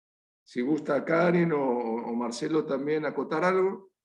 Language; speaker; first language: Spanish; native; Spanish